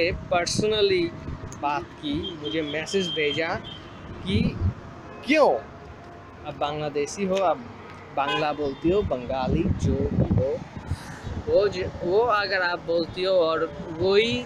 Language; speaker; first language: Hindi; non-native, learner; Bangla